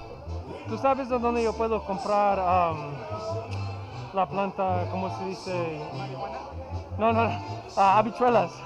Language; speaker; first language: Spanish; non-native, learner; English